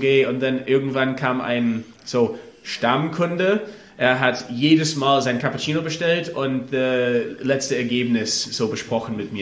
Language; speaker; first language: German; non-native, learner; English